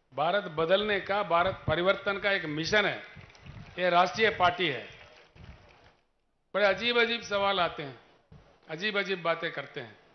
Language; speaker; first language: Hindi; non-native, local second language; Telugu